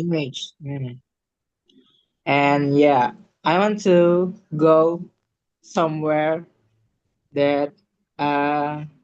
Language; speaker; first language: English; non-native, learner; Indonesian